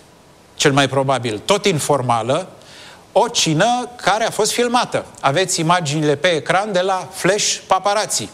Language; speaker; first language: Romanian; native; Romanian